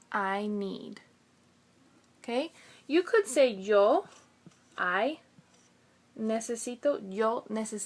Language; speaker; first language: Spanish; non-native, fluent; English